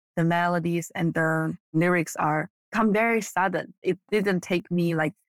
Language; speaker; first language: English; non-native, fluent; Chinese